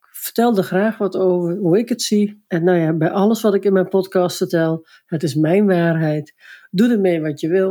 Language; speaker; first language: Dutch; native; Dutch